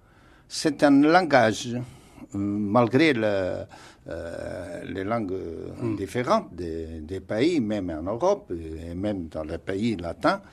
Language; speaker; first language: French; non-native, fluent; Portuguese